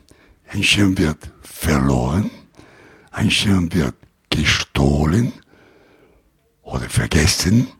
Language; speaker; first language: German; non-native, learner; Italian